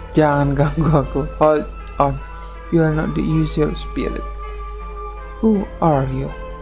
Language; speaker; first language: English; non-native, learner; Indonesian